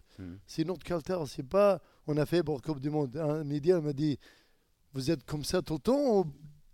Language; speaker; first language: French; non-native, learner; Arabic